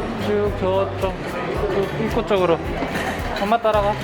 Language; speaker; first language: Korean; native; Korean